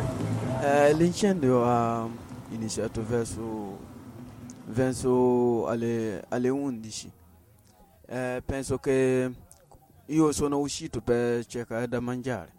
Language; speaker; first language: Italian; non-native, learner; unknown